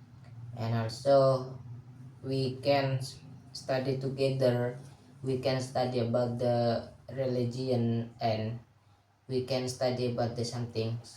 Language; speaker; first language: English; non-native, learner; Indonesian